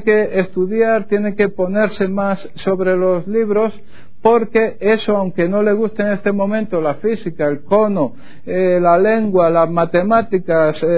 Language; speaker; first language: Spanish; native; Spanish